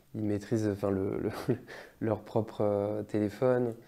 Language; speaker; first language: French; native; French